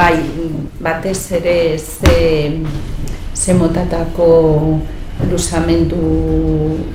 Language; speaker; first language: Basque; non-native, learner; Spanish